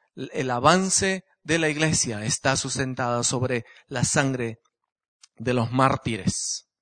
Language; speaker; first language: Spanish; native; Spanish